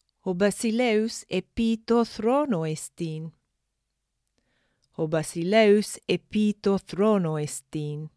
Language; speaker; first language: Greek; non-native, fluent; English